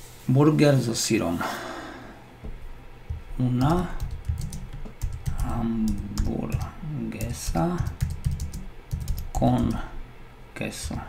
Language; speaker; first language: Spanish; non-native, learner; Slovak